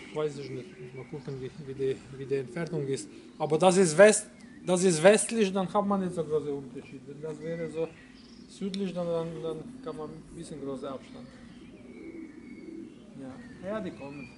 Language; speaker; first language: German; non-native, local second language; Polish